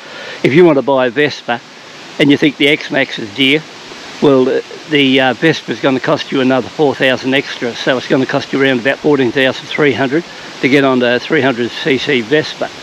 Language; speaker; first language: English; native; English